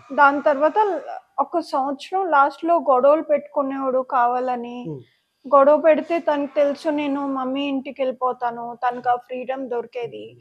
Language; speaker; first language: Telugu; non-native, local second language; Punjabi